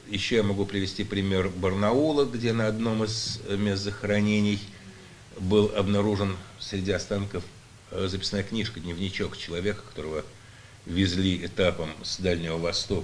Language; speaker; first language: Russian; native; Russian